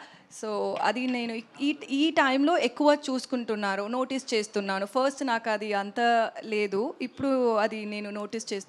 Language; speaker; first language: Telugu; non-native, learner; Tamil